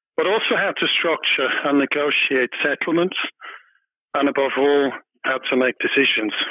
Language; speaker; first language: English; non-native, fluent; German